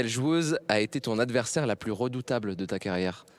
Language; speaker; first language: French; native; French